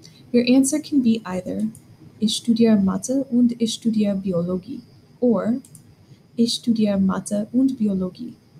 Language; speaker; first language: German; non-native, fluent; English